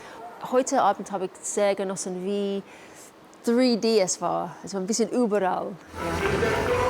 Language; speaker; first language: German; non-native, fluent; English